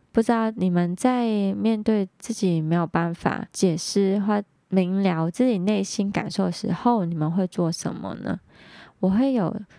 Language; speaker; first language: Chinese; non-native, local second language; Cantonese